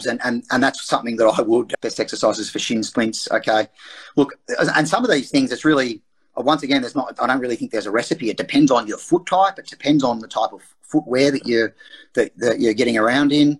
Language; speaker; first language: English; native; English